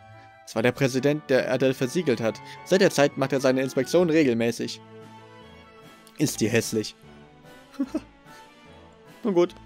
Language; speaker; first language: German; native; German